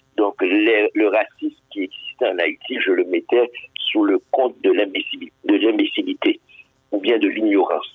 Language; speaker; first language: French; non-native, local second language; Haitian Creole